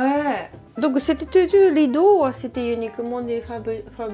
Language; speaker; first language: French; non-native, learner; Japanese